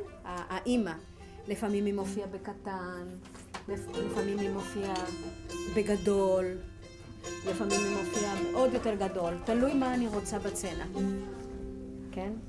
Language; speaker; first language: Hebrew; non-native, fluent; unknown